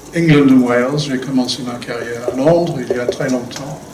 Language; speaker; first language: French; non-native, fluent; English